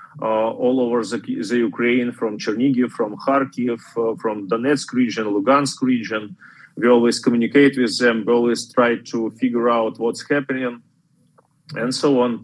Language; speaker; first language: English; non-native, fluent; Ukrainian